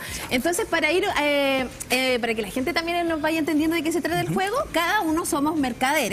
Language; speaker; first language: Spanish; native; Spanish